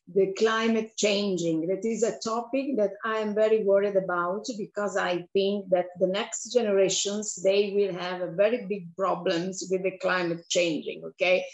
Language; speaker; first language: English; non-native, fluent; Italian